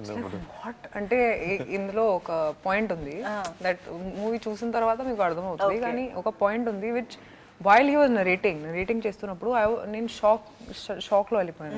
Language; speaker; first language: Telugu; non-native, fluent; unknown